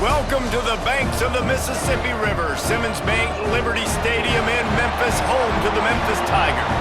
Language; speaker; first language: English; native; English